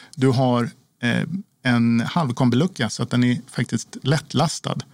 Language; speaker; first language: Swedish; native; Swedish